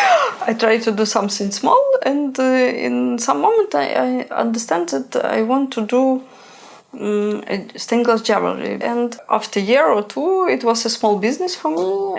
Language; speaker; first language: English; non-native, learner; Ukrainian